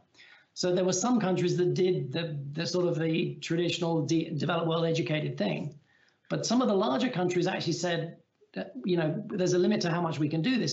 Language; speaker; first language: English; native; English